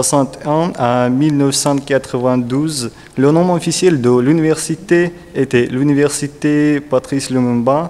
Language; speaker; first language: French; non-native, learner; Russian